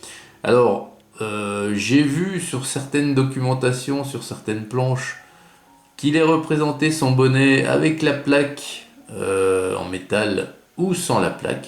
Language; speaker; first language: French; native; French